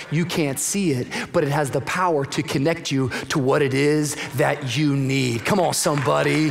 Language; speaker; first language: English; native; English